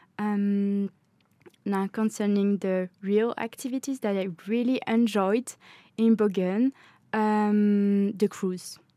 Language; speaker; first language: English; non-native, fluent; French